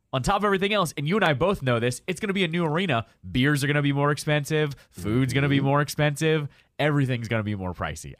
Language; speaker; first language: English; native; English